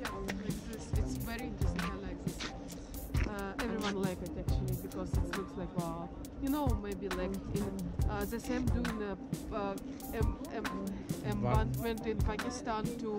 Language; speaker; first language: English; non-native, learner; Russian